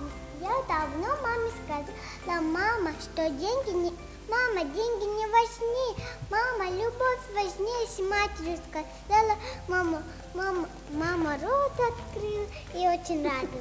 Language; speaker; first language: Russian; non-native, learner; Tajik